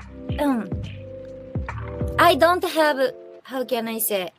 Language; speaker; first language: English; non-native, learner; Japanese